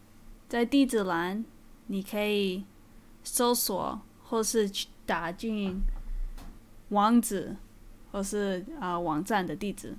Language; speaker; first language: Chinese; early bilingual, heritage; Chinese